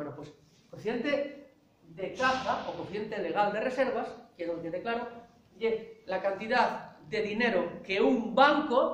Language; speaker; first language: Spanish; native; Spanish